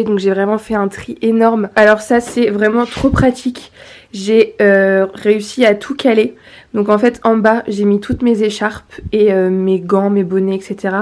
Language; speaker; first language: French; native; French